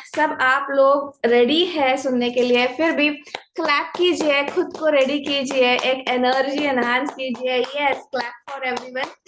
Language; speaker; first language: Hindi; non-native, local second language; Marathi